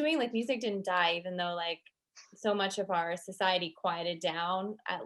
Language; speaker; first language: English; native; English